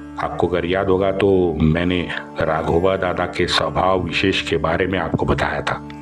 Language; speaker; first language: Hindi; non-native, local second language; Marathi